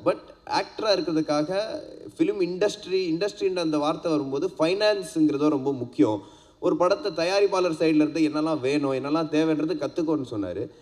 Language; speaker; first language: Tamil; native; Tamil